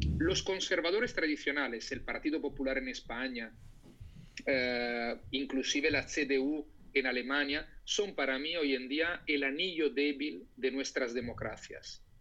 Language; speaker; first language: Spanish; non-native, fluent; Italian